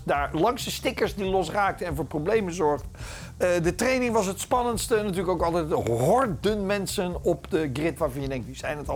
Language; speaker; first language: Dutch; native; Dutch